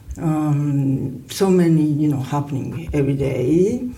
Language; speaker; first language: English; non-native, learner; Japanese